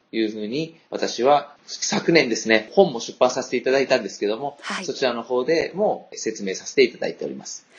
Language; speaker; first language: Japanese; native; Japanese